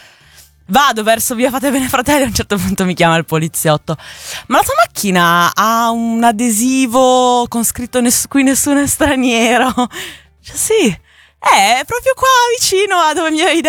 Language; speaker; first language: Italian; native; Italian